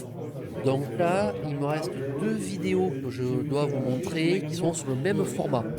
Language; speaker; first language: French; native; French